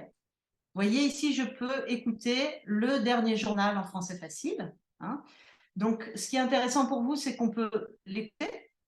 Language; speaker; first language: French; native; French